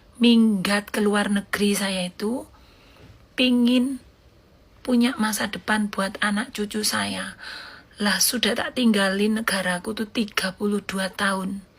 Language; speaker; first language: Indonesian; native; Indonesian